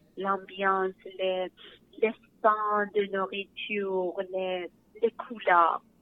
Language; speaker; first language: French; non-native, learner; Persian